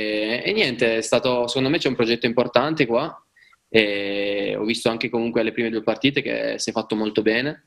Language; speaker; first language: Italian; native; Italian